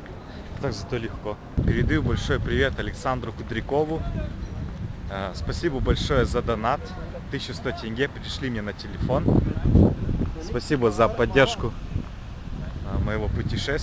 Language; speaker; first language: Russian; native; Russian